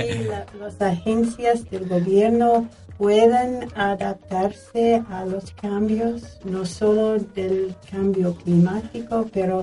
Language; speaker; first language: Spanish; non-native, fluent; English